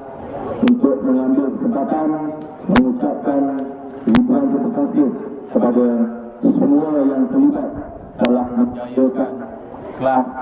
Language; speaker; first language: Malay; native; Malay